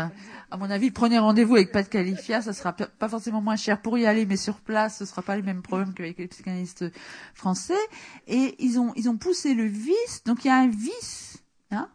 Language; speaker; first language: French; native; French